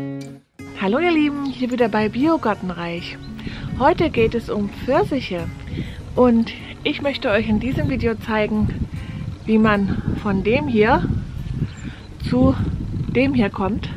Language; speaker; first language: German; native; German